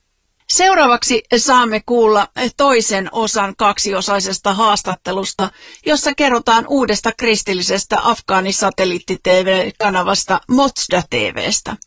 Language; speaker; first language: Finnish; native; Finnish